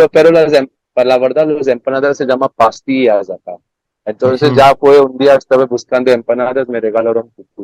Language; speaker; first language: Spanish; non-native, learner; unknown